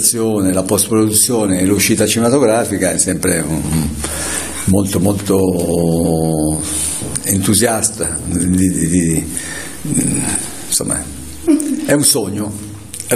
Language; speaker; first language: Italian; native; Italian